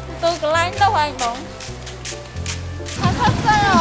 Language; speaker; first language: Korean; non-native, learner; Khmer